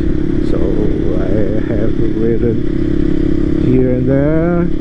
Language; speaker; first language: English; non-native, fluent; Portuguese